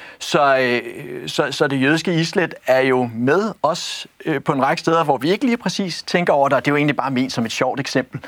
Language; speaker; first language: Danish; native; Danish